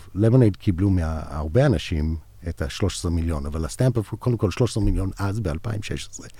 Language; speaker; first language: Hebrew; non-native, fluent; English